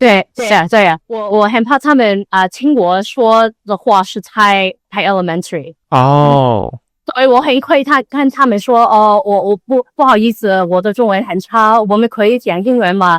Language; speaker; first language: Chinese; non-native, learner; Cantonese